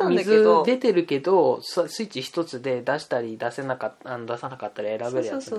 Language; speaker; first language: Japanese; native; Japanese